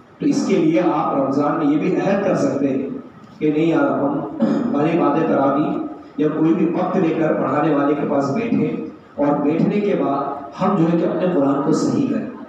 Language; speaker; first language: Urdu; native; Urdu